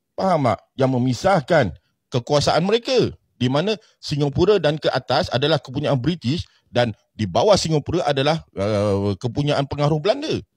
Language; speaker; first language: Malay; native; Malay